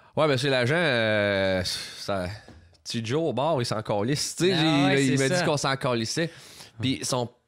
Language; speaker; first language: French; native; French